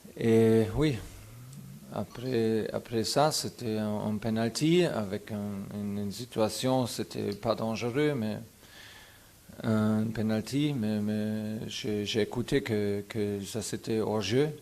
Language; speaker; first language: French; non-native, fluent; German